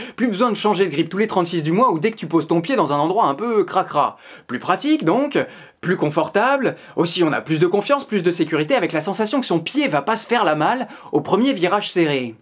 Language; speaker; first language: French; native; French